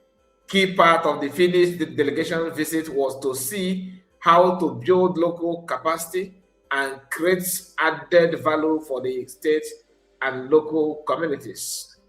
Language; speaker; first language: English; non-native, local second language; Igbo